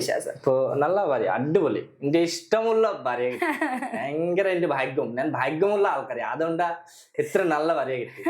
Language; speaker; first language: Malayalam; non-native, local second language; Bangla